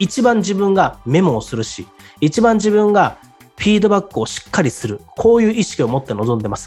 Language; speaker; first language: Japanese; native; Japanese